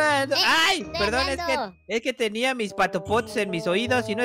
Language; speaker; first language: Spanish; native; Spanish